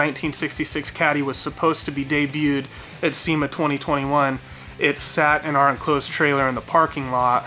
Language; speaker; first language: English; native; English